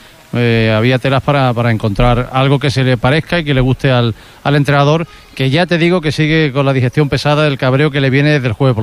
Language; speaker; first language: Spanish; native; Spanish